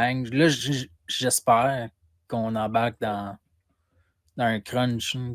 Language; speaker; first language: French; native; French